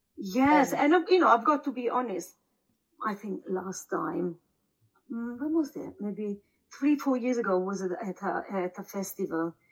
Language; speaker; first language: English; non-native, fluent; Italian